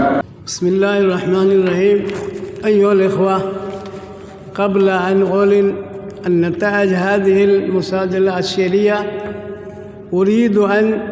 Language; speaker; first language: Arabic; non-native, fluent; Urdu